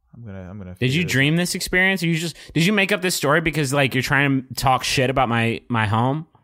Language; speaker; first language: English; native; English